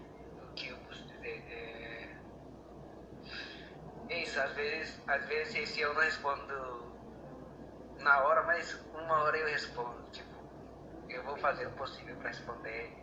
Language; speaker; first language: Portuguese; non-native, local second language; Tetum